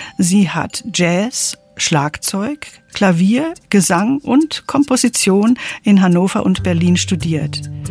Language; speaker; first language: German; native; German